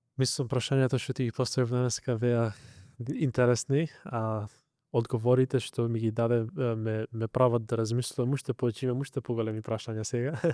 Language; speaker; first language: Macedonian; early bilingual, heritage; Macedonian